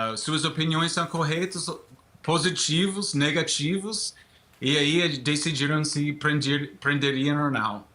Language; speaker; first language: Portuguese; non-native, fluent; English